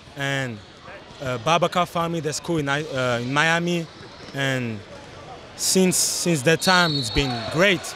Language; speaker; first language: English; non-native, fluent; French